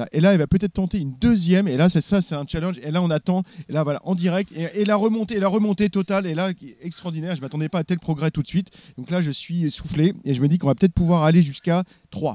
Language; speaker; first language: French; native; French